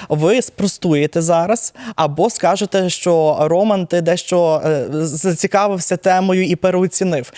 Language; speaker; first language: Ukrainian; native; Ukrainian